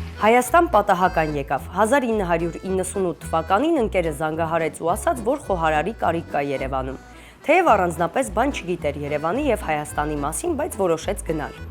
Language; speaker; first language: Armenian; native; Armenian